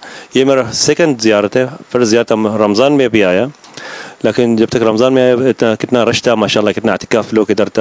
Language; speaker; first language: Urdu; non-native, learner; Arabic